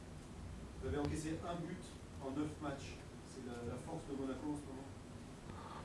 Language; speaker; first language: French; native; French